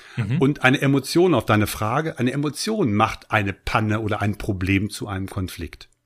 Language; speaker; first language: German; native; German